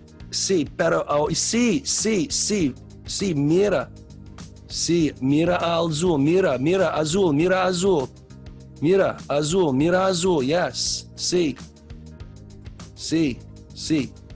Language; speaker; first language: Spanish; non-native, learner; English